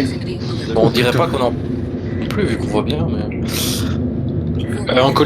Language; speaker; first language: French; native; French